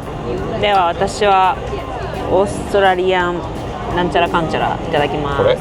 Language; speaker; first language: Japanese; native; Japanese